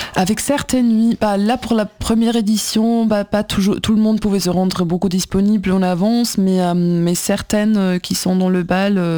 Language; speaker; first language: French; non-native, fluent; German